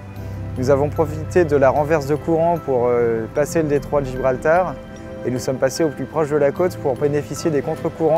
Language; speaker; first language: French; native; French